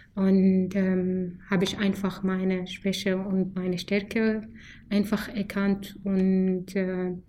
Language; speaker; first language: German; non-native, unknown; Arabic